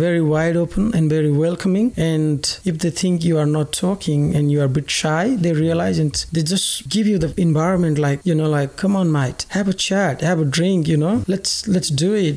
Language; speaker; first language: English; non-native, local second language; Nepali